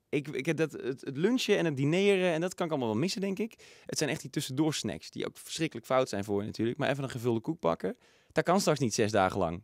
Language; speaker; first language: Dutch; native; Dutch